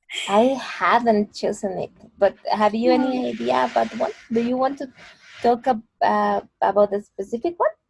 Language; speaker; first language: English; non-native, fluent; Spanish